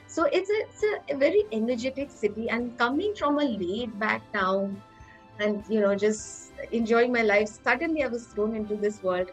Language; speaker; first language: English; non-native, local second language; Hindi